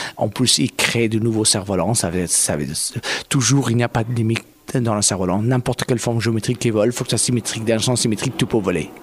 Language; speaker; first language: French; non-native, fluent; Persian